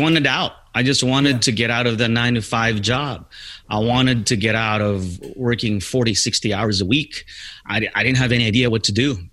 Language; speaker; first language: English; non-native, local second language; Filipino